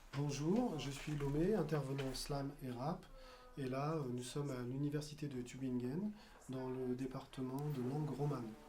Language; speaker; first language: French; native; French